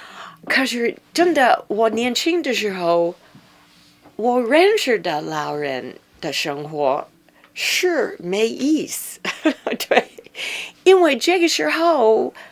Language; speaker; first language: Chinese; non-native, fluent; English